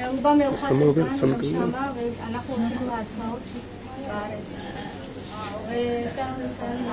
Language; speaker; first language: Hebrew; non-native, fluent; Marathi